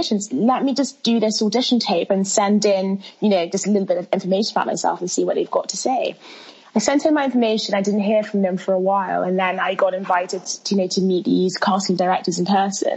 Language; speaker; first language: English; early bilingual, other home language; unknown